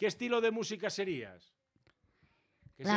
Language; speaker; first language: Spanish; native; Spanish